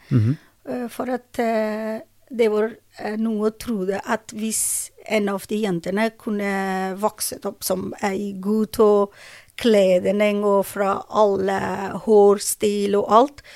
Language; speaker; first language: Norwegian; non-native, learner; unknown